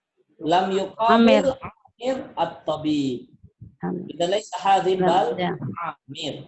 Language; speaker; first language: Arabic; non-native, fluent; Indonesian